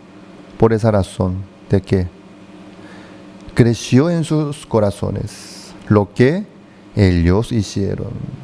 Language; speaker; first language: Spanish; non-native, fluent; Korean